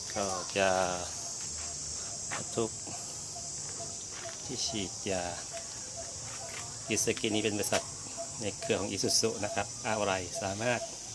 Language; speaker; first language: Thai; native; Thai